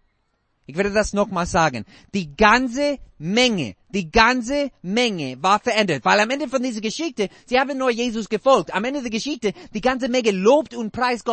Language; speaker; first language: German; non-native, fluent; English